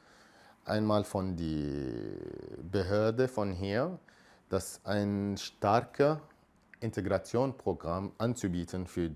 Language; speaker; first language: German; non-native, fluent; Arabic